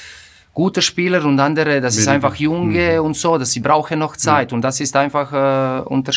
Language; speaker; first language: German; non-native, fluent; Croatian